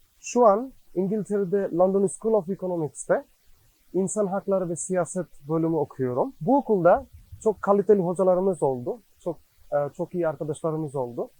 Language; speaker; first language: Turkish; non-native, fluent; Bangla